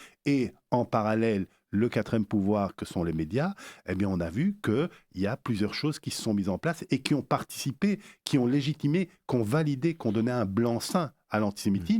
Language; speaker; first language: French; native; French